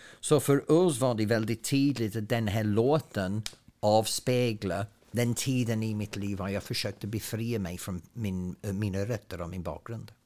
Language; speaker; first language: Swedish; non-native, fluent; English